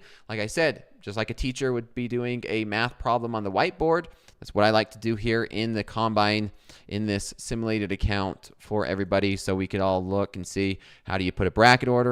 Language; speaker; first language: English; native; English